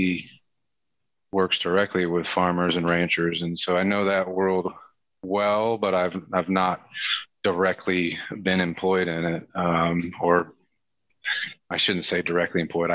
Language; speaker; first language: English; native; English